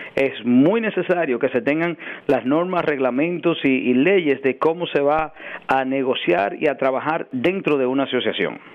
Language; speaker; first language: Spanish; early bilingual, heritage; Spanish